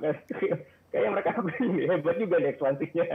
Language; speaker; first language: Indonesian; native; Indonesian